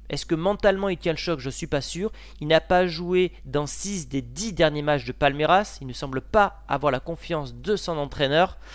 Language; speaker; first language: French; native; French